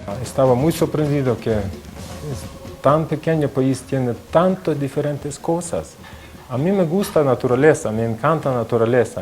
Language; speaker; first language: Spanish; non-native, fluent; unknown